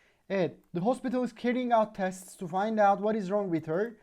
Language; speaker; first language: English; non-native, fluent; Turkish